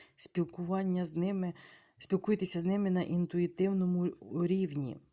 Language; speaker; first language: Ukrainian; non-native, local second language; Russian